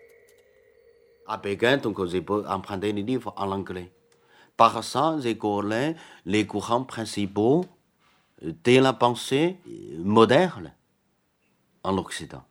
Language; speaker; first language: French; non-native, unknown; Chinese